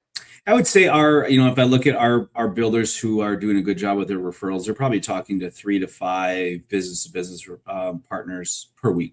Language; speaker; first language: English; native; English